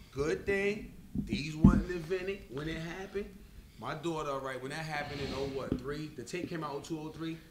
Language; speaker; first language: English; native; English